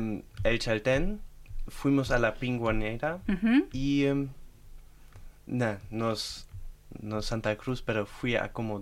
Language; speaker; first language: Spanish; non-native, learner; German